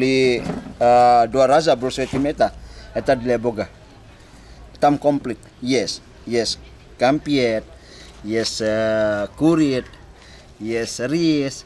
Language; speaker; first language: Russian; non-native, learner; Indonesian